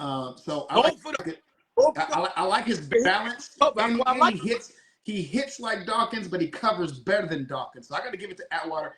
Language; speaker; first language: English; native; English